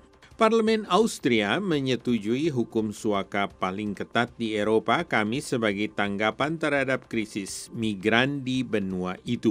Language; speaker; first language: Indonesian; native; Indonesian